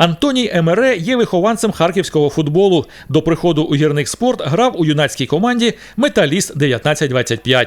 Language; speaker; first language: Ukrainian; native; Ukrainian